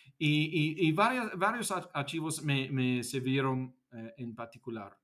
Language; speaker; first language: Spanish; non-native, fluent; English